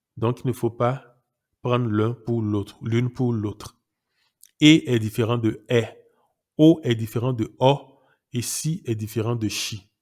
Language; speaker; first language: French; non-native, local second language; Yoruba